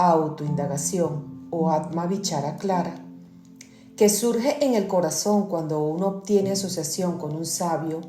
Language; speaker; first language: Spanish; native; Spanish